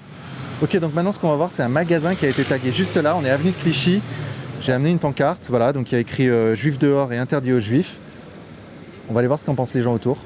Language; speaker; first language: French; native; French